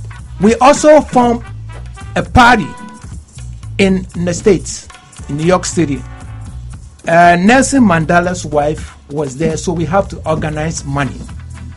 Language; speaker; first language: English; non-native, local second language; Hausa